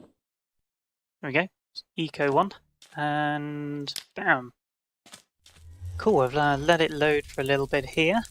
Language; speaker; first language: English; native; English